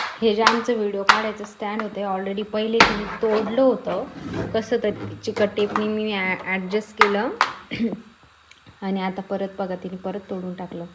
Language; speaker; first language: Marathi; native; Marathi